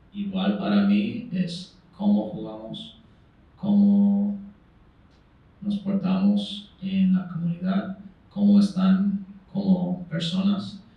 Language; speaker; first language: Spanish; non-native, fluent; English